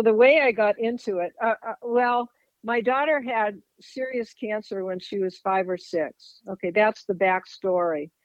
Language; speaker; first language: English; native; English